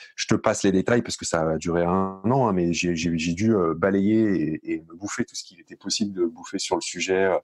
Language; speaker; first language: French; native; French